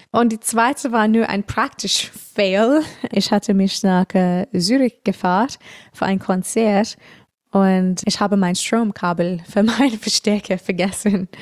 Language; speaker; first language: German; non-native, fluent; English